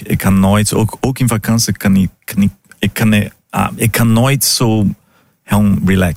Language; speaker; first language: Dutch; non-native, fluent; Portuguese